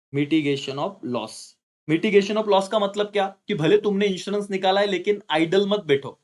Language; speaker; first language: Hindi; non-native, local second language; Marathi